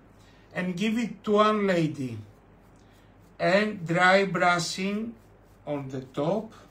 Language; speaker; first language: English; non-native, fluent; Greek